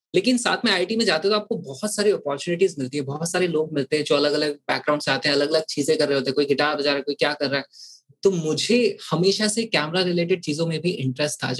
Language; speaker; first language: Hindi; native; Hindi